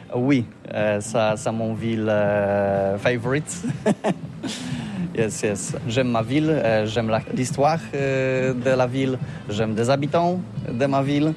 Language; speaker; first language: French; non-native, learner; Polish